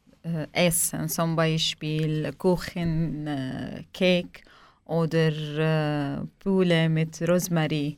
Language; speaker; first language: German; non-native, learner; Arabic